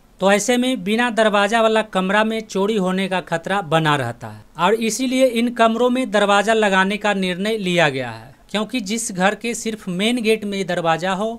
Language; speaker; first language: Hindi; native; Hindi